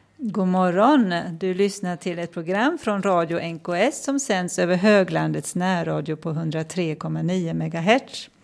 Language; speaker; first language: Swedish; native; Swedish